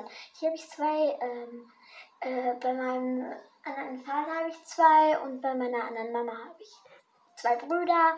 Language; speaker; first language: German; early bilingual, other home language; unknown